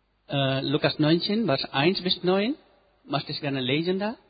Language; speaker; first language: German; non-native, learner; Nepali